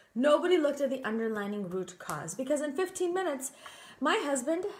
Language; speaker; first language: English; native; English